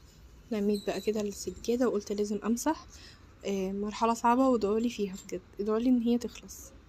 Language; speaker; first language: Arabic; native; Arabic